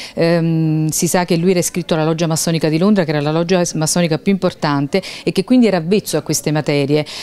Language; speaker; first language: Italian; native; Italian